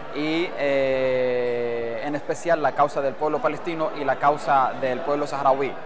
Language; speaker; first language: Spanish; non-native, fluent; Arabic